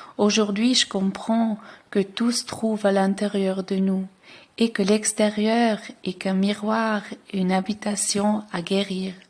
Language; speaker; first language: French; non-native, local second language; Swiss German